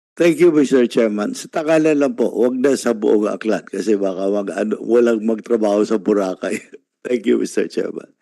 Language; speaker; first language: Filipino; non-native, local second language; Aklanon